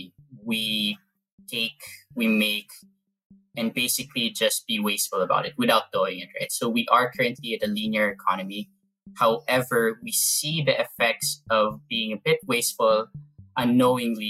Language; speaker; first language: English; non-native, local second language; Filipino